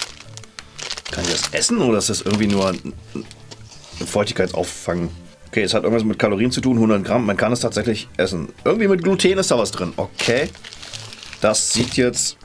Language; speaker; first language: German; native; German